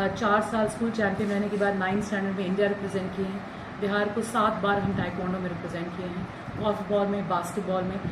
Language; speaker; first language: Hindi; native; Hindi